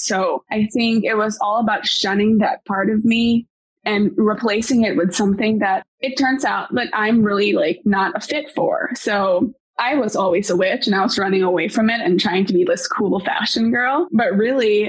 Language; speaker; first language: English; non-native, local second language; Hiligaynon